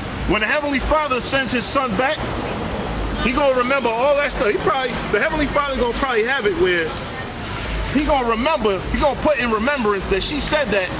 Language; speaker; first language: English; early bilingual, other home language; Spanish